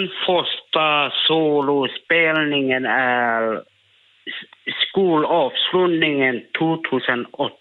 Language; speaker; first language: Swedish; non-native, learner; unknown